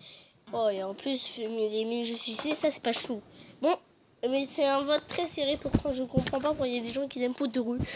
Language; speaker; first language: French; native; French